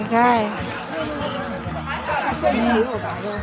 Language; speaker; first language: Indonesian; non-native, local second language; Javanese